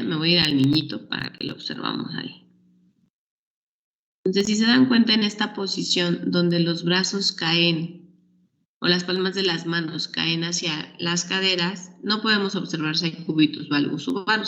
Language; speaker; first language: Spanish; native; Spanish